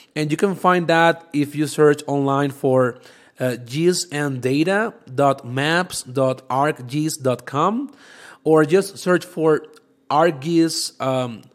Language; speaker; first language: English; non-native, fluent; Spanish